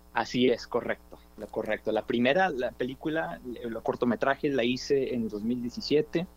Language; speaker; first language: Spanish; early bilingual, heritage; Spanish